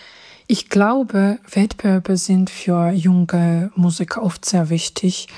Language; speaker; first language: German; non-native, fluent; Georgian